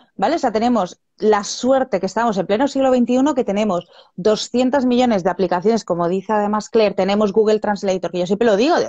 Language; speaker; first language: Spanish; native; Spanish